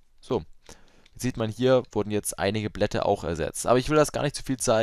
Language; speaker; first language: German; native; German